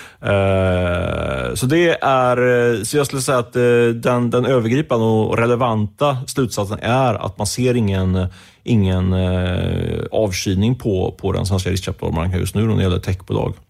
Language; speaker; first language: Swedish; native; Swedish